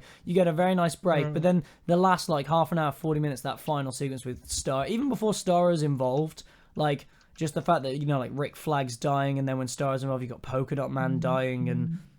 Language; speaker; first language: English; native; English